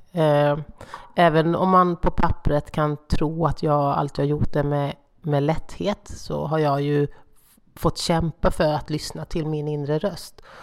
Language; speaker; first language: Swedish; native; Swedish